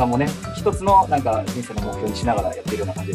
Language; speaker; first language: Japanese; native; Japanese